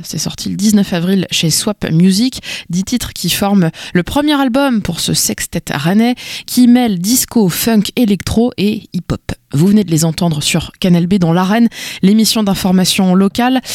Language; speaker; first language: French; native; French